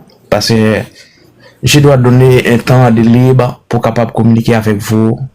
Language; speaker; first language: French; non-native, learner; Haitian Creole